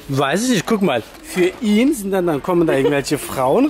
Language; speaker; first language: German; native; German